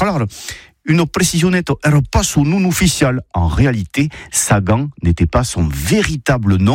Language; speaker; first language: French; native; French